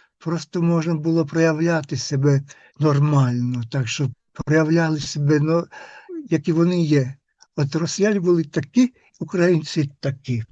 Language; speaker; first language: Ukrainian; non-native, fluent; Finnish